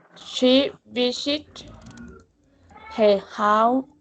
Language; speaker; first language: English; non-native, learner; Spanish